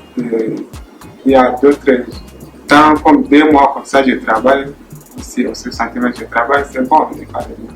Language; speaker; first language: French; non-native, learner; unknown